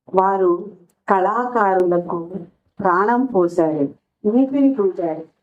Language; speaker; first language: Telugu; non-native, local second language; Lambadi